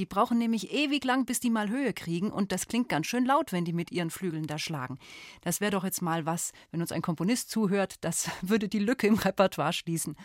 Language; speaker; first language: German; native; German